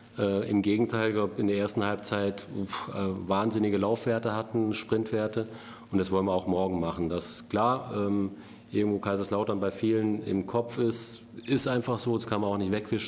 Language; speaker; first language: German; native; German